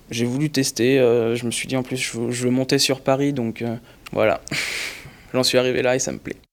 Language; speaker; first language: French; native; French